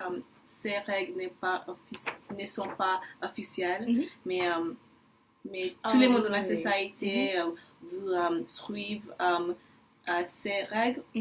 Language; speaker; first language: French; non-native, learner; English